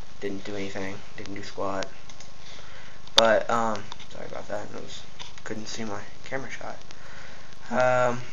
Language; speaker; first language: English; native; English